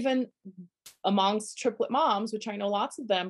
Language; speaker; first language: English; non-native, fluent; Portuguese